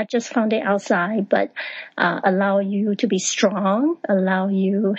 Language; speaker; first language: English; non-native, fluent; Chinese